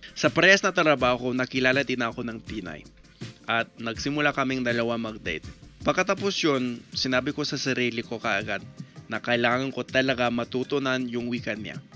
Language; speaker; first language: Filipino; non-native, fluent; English